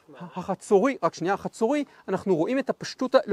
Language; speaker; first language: Hebrew; native; Hebrew